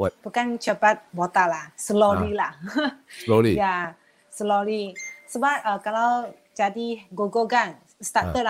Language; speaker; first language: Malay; non-native, local second language; Chinese